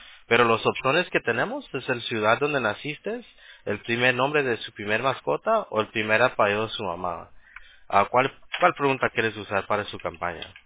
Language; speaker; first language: Spanish; early bilingual, heritage; Spanish